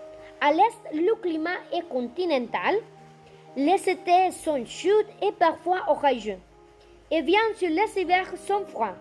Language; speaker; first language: French; non-native, learner; Spanish